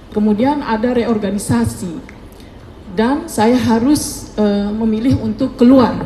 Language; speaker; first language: Indonesian; native; Indonesian